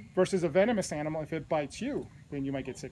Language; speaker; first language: English; native; English